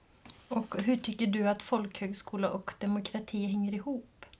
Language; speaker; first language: Swedish; native; Swedish